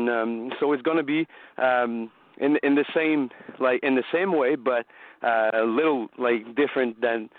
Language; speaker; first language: English; non-native, learner; French